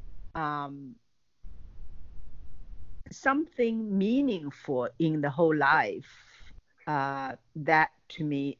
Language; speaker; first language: English; non-native, learner; Chinese